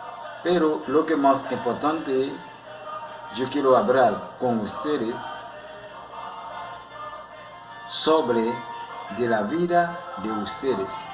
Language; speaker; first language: Spanish; non-native, learner; Haitian Creole